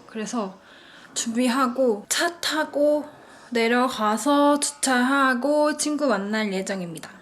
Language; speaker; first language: Korean; native; Korean